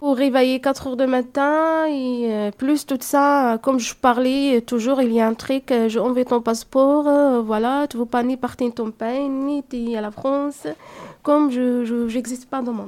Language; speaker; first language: French; non-native, learner; Arabic